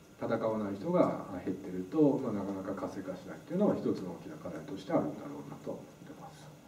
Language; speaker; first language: Japanese; native; Japanese